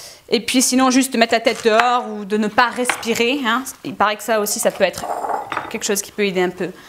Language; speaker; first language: French; native; French